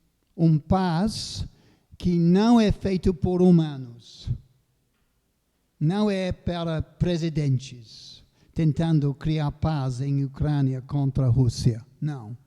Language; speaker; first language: Portuguese; non-native, fluent; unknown